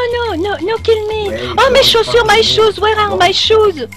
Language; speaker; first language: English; non-native, learner; French